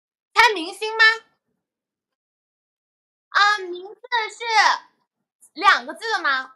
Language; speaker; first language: Chinese; native; Chinese